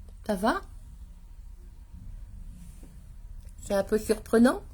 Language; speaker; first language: French; native; French